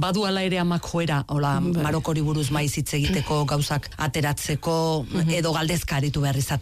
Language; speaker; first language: Basque; native; Basque